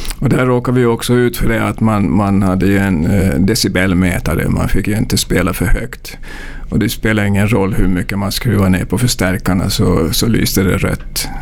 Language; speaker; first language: Swedish; native; Swedish